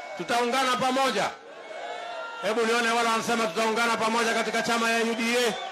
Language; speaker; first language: Swahili; non-native, local second language; Kalenjin